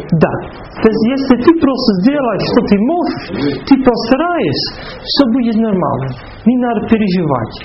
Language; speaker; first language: Russian; non-native, fluent; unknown